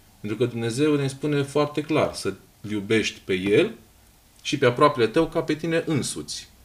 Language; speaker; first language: Romanian; native; Romanian